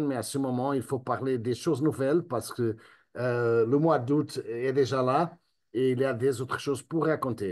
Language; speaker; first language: French; non-native, fluent; Spanish